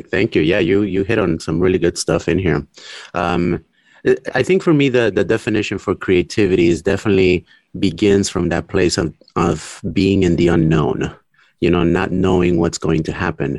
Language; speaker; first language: English; early bilingual, other home language; Spanish